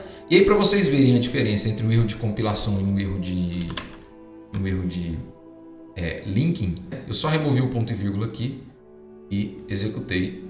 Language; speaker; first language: Portuguese; native; Portuguese